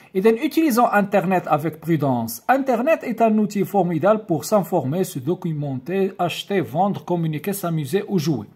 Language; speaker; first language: French; non-native, local second language; Arabic